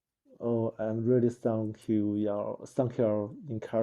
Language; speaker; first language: English; non-native, learner; Chinese